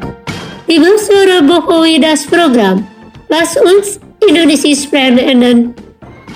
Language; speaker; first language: German; non-native, fluent; Indonesian